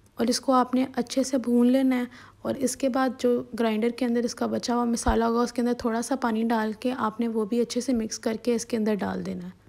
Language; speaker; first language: Urdu; non-native, local second language; Punjabi